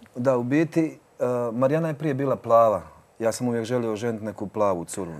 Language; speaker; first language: Croatian; native; Croatian